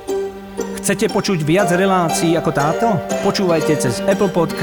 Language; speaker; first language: Slovak; native; Slovak